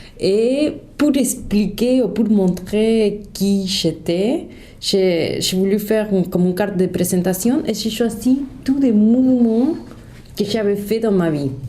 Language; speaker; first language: French; non-native, fluent; Spanish